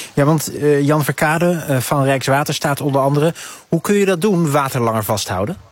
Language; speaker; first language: Dutch; native; Dutch